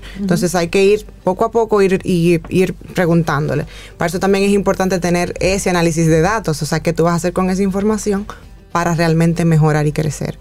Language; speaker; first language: Spanish; native; Spanish